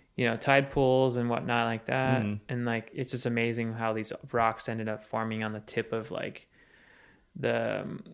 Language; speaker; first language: English; native; English